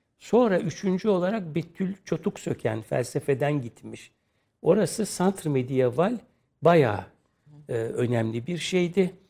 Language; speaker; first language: Turkish; native; Turkish